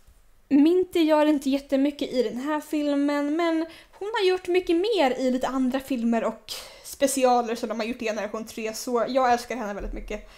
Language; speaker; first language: Swedish; native; Swedish